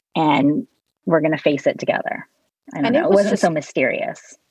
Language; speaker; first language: English; native; English